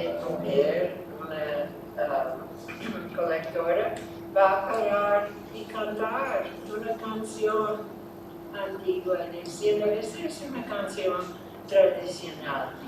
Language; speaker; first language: Spanish; non-native, fluent; English